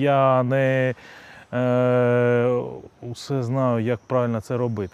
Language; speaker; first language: Ukrainian; non-native, local second language; Russian